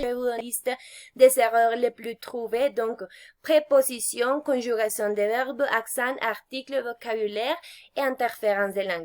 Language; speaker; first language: French; non-native, fluent; Spanish